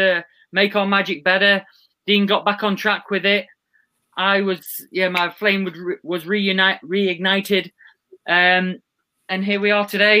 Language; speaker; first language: English; native; English